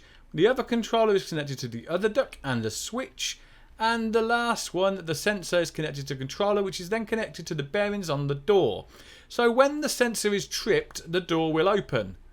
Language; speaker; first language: English; native; English